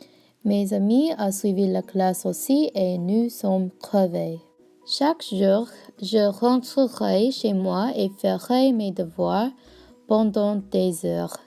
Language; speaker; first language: French; non-native, learner; English